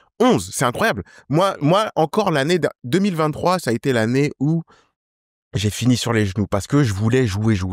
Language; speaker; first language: French; native; French